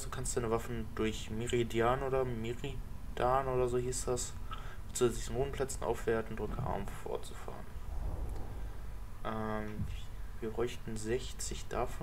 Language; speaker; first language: German; native; German